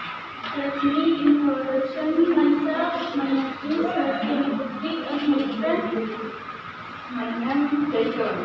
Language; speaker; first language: English; non-native, learner; Indonesian